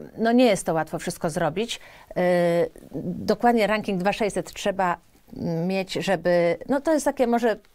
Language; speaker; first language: Polish; native; Polish